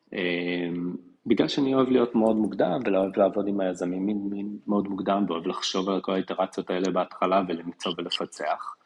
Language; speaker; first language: Hebrew; native; Hebrew